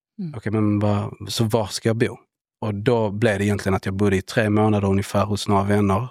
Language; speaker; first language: Swedish; early bilingual, other home language; Spanish